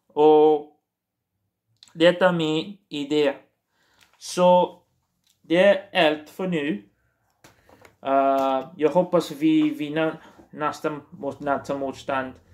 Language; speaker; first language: Swedish; non-native, learner; Portuguese